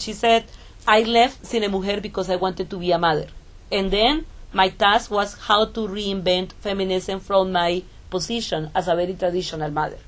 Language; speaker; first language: English; non-native, fluent; Spanish